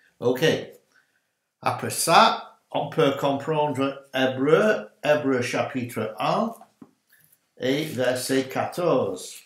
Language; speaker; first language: French; non-native, learner; English